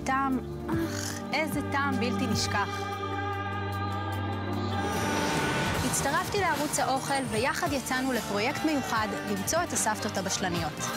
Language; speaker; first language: Hebrew; native; Hebrew